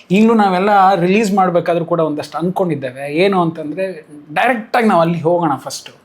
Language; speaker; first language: Kannada; native; Kannada